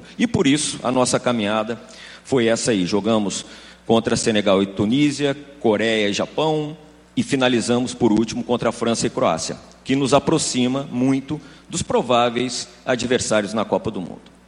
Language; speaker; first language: Portuguese; native; Portuguese